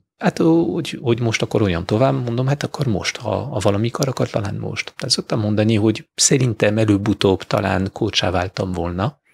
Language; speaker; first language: Hungarian; non-native, fluent; French